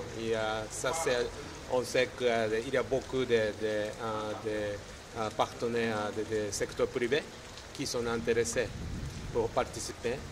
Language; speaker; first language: French; non-native, learner; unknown